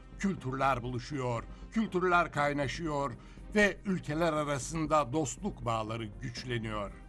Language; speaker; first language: Turkish; native; Turkish